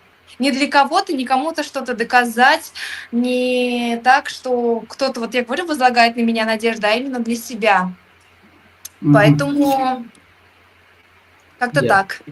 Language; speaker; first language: Russian; native; Russian